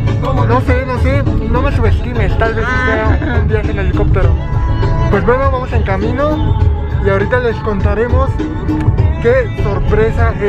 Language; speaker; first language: Spanish; native; Spanish